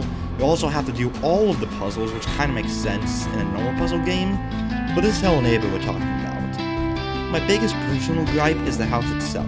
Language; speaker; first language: English; native; English